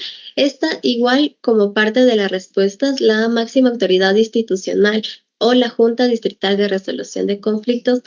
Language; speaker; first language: Spanish; native; Spanish